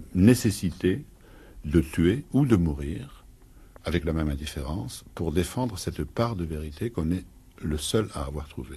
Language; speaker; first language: French; native; French